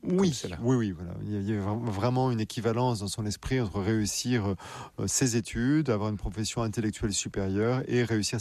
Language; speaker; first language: French; native; French